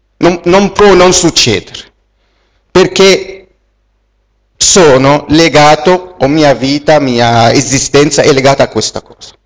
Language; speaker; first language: Italian; non-native, fluent; Arabic